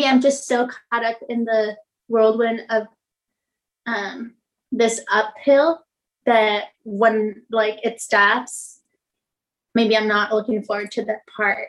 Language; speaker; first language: English; native; English